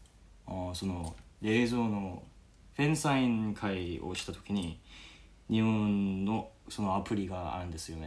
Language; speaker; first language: Japanese; non-native, fluent; Korean